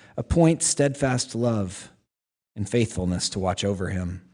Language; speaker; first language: English; native; English